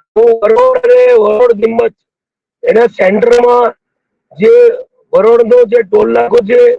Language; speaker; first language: Gujarati; non-native, local second language; Bhili